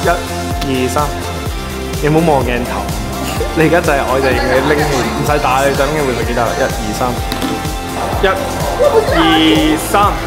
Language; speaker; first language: Chinese; native; Chinese